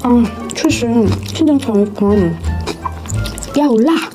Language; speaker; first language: Chinese; non-native, learner; Korean